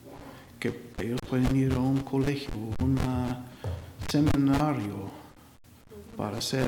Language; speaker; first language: Spanish; non-native, learner; English